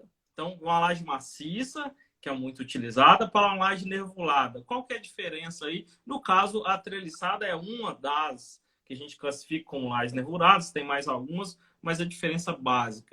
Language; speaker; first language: Portuguese; native; Portuguese